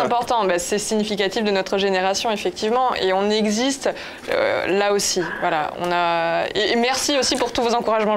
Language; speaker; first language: French; native; French